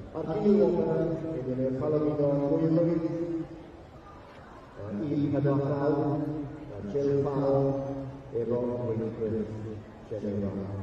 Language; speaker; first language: Welsh; native; Welsh